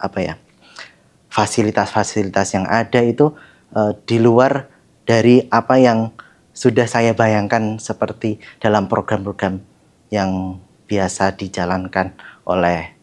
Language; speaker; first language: Indonesian; non-native, local second language; Javanese